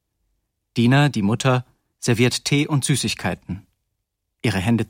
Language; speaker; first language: German; native; German